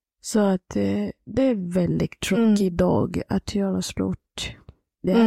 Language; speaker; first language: Swedish; non-native, fluent; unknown